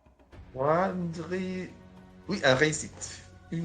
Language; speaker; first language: French; non-native, learner; English